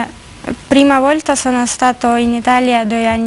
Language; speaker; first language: Italian; non-native, learner; Russian